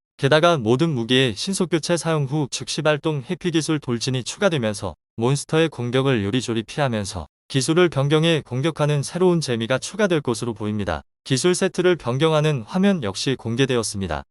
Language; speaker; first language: Korean; native; Korean